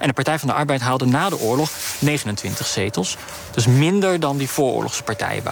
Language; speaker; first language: Dutch; native; Dutch